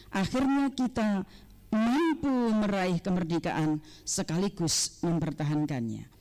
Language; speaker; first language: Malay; non-native, local second language; Javanese